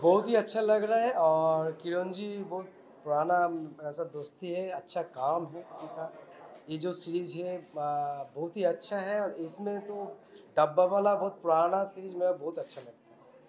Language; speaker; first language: Hindi; non-native, local second language; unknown